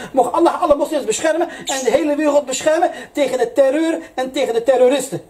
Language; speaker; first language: Dutch; early bilingual, other home language; Arabic